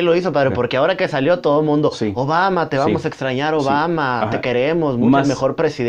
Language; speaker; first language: Spanish; native; Spanish